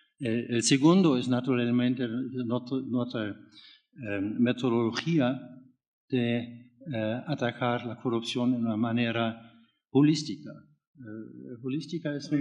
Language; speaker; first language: Spanish; non-native, learner; German